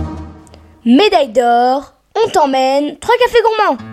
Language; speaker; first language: French; native; French